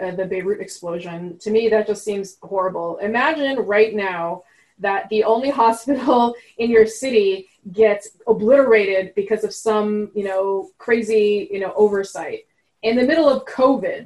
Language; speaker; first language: English; non-native, fluent; French